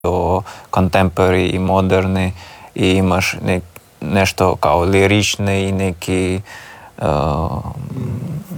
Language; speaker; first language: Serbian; non-native, learner; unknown